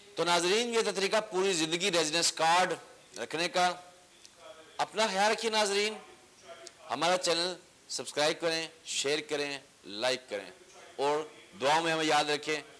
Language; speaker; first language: Urdu; non-native, local second language; Punjabi